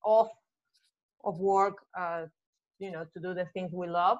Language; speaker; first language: English; non-native, fluent; Spanish